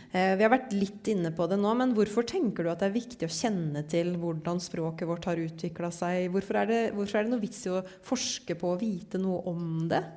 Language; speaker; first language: Norwegian; native; Norwegian